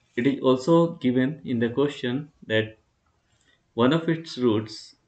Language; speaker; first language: English; non-native, local second language; Hindi